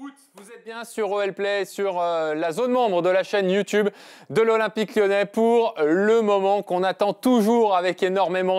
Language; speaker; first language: French; native; French